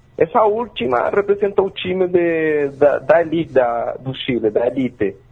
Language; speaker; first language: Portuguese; non-native, fluent; Spanish